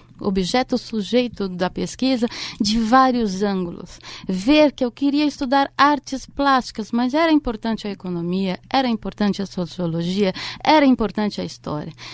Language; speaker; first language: Portuguese; native; Portuguese